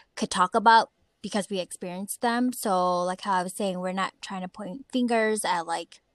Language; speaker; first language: English; native; English